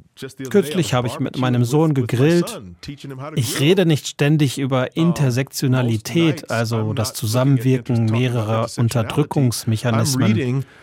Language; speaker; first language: German; non-native, fluent; English